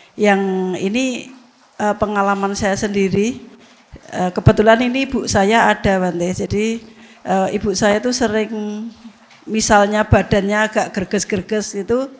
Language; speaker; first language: Indonesian; non-native, local second language; Javanese